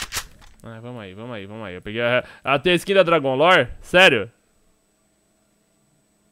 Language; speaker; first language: Portuguese; native; Portuguese